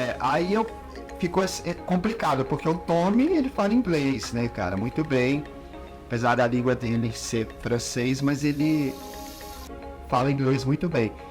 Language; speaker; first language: Portuguese; native; Portuguese